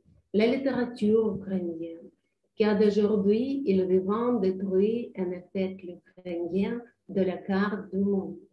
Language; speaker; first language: French; non-native, learner; Ukrainian